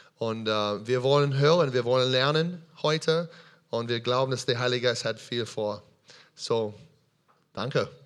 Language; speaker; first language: German; non-native, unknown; English